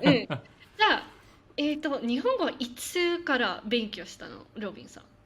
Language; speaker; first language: Japanese; non-native, fluent; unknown